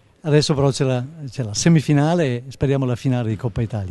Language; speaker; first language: Italian; native; Italian